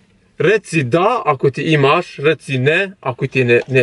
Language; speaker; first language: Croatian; non-native, learner; Albanian